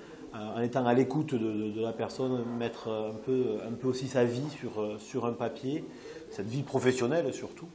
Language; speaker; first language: French; native; French